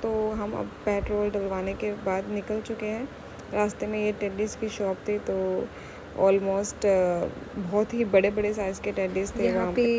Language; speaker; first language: Hindi; native; Hindi